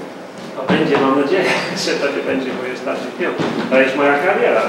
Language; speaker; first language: Polish; early bilingual, heritage; Polish